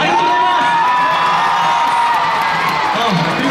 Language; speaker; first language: Japanese; non-native, learner; Korean